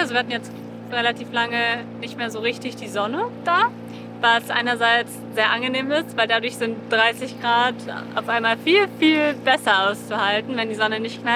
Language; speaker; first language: German; native; German